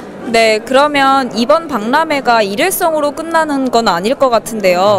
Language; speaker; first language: Korean; native; Korean